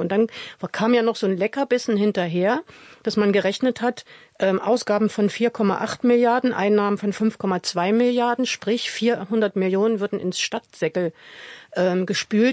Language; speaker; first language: German; native; German